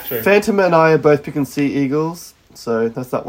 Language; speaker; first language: English; native; English